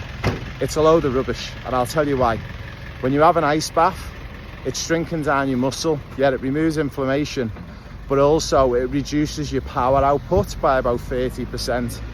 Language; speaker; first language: English; native; English